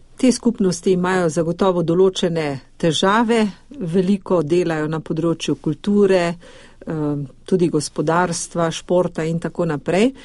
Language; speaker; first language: Slovenian; native; Slovenian